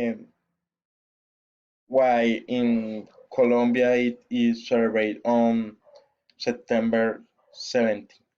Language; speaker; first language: English; non-native, learner; Spanish